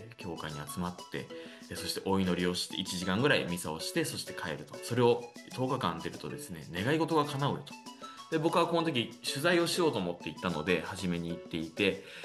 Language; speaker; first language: Japanese; native; Japanese